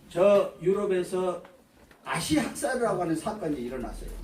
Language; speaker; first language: Korean; native; Korean